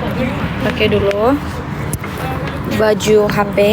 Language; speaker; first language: Indonesian; non-native, learner; Turkish